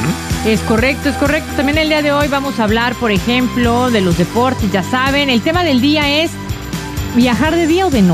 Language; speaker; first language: Spanish; native; Spanish